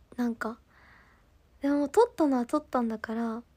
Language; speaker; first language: Japanese; native; Japanese